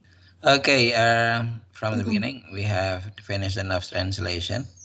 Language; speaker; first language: English; non-native, fluent; Indonesian